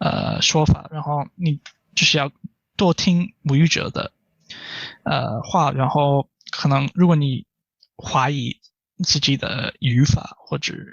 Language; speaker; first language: Chinese; non-native, fluent; English